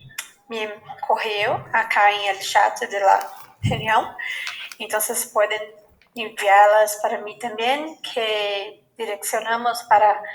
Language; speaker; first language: Spanish; non-native, fluent; Portuguese